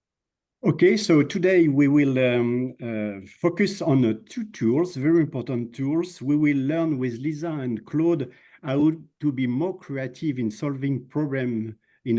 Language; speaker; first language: English; non-native, fluent; French